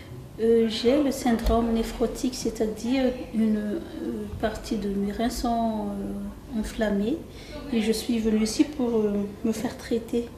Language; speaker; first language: French; non-native, local second language; Malagasy